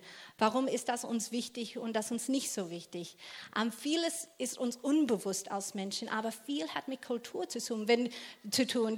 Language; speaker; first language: German; non-native, fluent; English